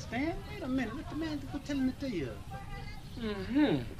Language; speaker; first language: English; native; English